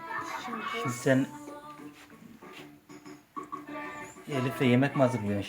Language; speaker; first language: Turkish; native; Turkish